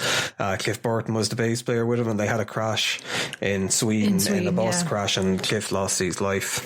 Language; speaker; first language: English; native; English